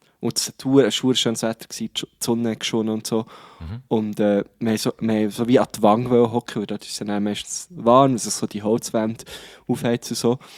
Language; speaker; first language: German; native; German